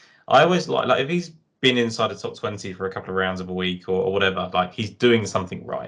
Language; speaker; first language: English; native; English